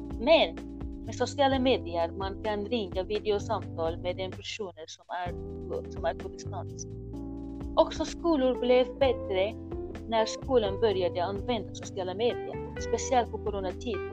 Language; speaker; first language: Swedish; non-native, learner; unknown